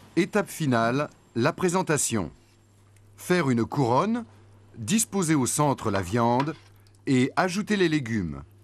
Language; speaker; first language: French; native; French